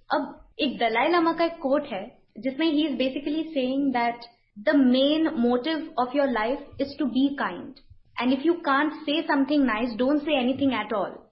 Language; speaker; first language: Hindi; non-native, local second language; Bangla